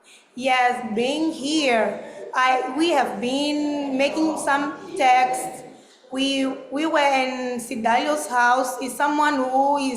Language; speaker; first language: English; non-native, learner; Portuguese